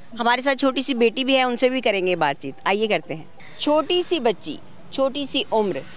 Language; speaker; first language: Hindi; non-native, local second language; Punjabi